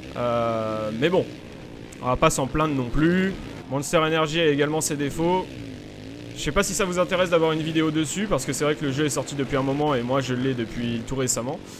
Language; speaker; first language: French; native; French